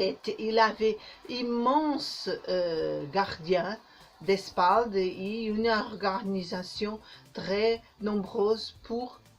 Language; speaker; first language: French; non-native, learner; Portuguese